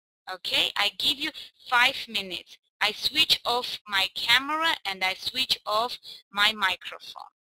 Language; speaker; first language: English; non-native, fluent; Armenian